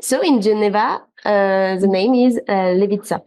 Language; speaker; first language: English; non-native, learner; French